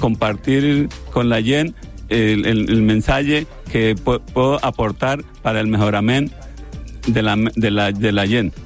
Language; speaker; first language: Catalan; non-native, learner; Spanish